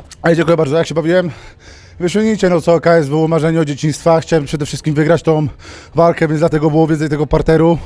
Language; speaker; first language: Polish; native; Polish